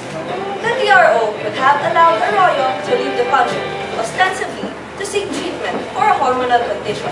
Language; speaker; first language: English; non-native, local second language; Filipino